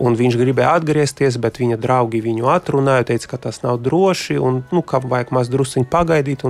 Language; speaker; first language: Latvian; non-native, local second language; Russian